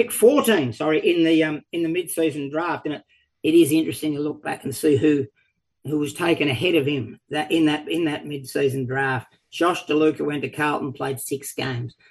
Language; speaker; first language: English; native; English